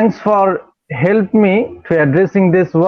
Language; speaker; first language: English; non-native, learner; Bangla